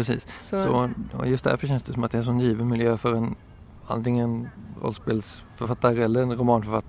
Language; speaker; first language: Swedish; native; Swedish